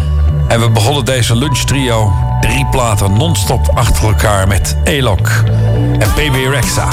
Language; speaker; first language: Dutch; native; Dutch